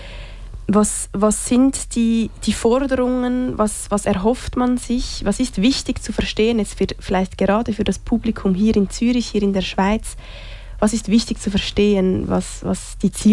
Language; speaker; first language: German; native; German